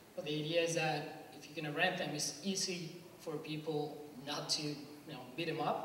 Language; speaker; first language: English; non-native, fluent; Spanish